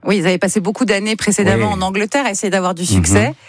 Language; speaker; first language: French; native; French